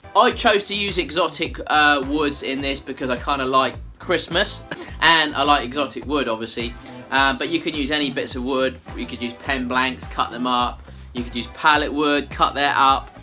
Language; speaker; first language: English; native; English